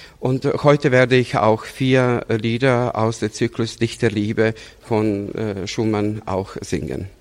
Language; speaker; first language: German; non-native, fluent; Serbian